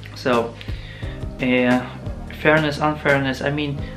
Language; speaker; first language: English; non-native, fluent; Russian